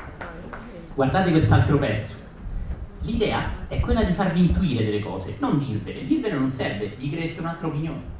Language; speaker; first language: Italian; native; Italian